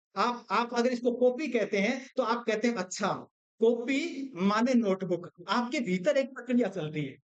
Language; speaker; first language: Hindi; non-native, local second language; Gujarati